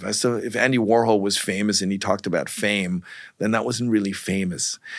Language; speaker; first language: English; early bilingual, other home language; German